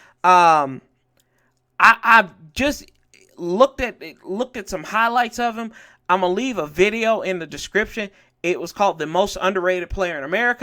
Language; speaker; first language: English; native; English